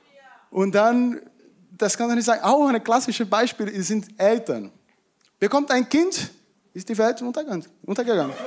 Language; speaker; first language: German; non-native, fluent; Portuguese